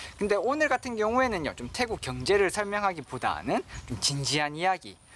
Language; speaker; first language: Korean; native; Korean